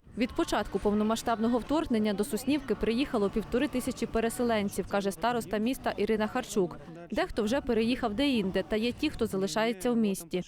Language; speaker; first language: Ukrainian; native; Ukrainian